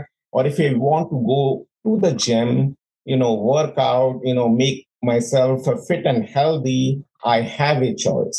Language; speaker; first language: English; non-native, local second language; Hindi